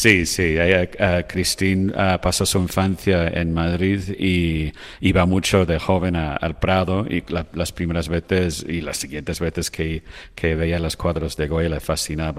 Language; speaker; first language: Spanish; non-native, fluent; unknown